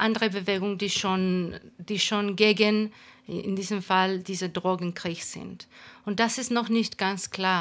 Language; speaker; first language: German; non-native, fluent; Spanish